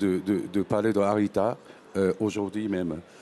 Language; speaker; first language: French; non-native, fluent; Japanese